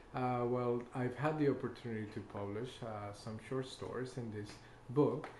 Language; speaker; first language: English; non-native, fluent; Spanish